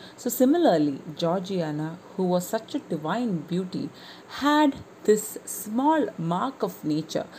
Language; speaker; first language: English; non-native, local second language; Malayalam